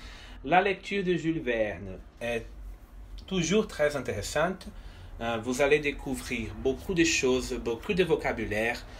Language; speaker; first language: French; non-native, fluent; Portuguese